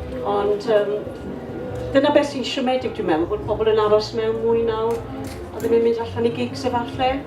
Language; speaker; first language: Welsh; non-native, local second language; English